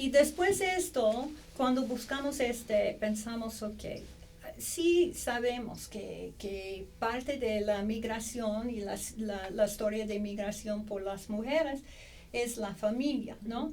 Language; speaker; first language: Spanish; non-native, fluent; English